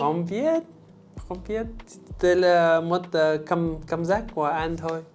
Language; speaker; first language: Vietnamese; non-native, learner; English